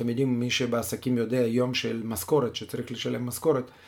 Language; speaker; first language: Hebrew; non-native, fluent; Russian